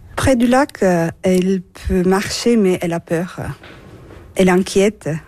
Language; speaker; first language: French; non-native, learner; Turkish